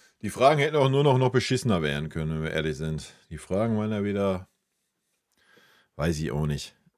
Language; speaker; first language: German; native; German